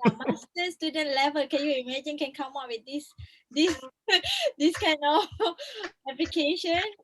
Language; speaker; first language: English; non-native, local second language; Malay